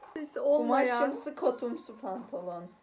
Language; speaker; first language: Turkish; native; Turkish